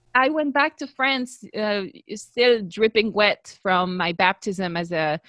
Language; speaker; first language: English; non-native, fluent; French